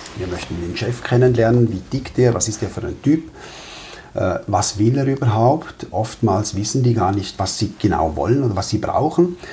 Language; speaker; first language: German; early bilingual, other home language; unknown